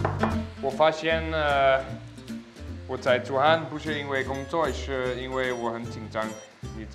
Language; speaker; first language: Chinese; non-native, learner; German